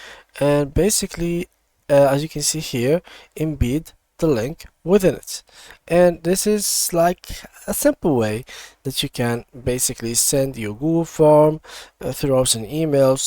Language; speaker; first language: English; non-native, fluent; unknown